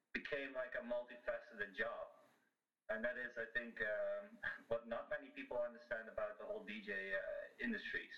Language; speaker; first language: English; non-native, fluent; Dutch